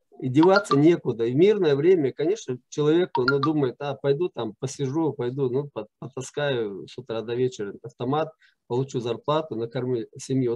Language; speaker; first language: Russian; non-native, local second language; Chechen